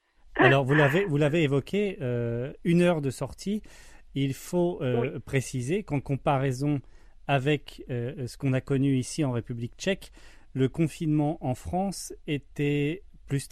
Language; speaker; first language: French; native; French